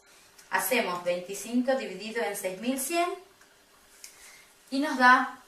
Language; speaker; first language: Spanish; native; Spanish